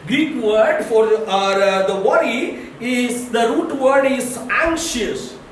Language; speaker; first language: English; non-native, local second language; Hindi